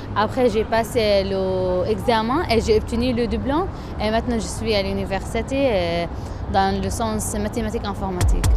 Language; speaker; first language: French; non-native, learner; Arabic